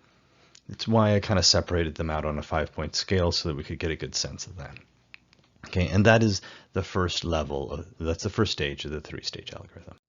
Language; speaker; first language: English; native; English